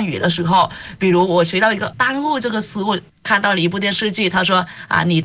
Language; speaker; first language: Chinese; non-native, fluent; Vietnamese